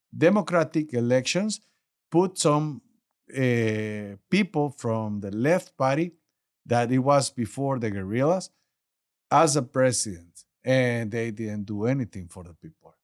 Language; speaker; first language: English; non-native, learner; Spanish